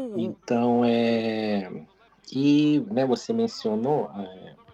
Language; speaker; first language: Portuguese; native; Portuguese